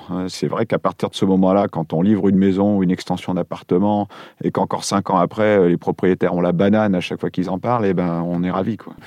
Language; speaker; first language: French; native; French